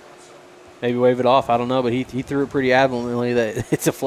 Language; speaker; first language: English; native; English